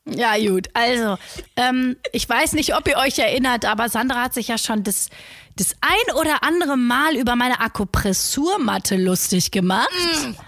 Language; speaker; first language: German; native; German